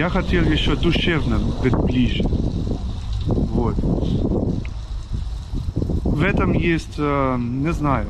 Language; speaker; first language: Russian; non-native, fluent; German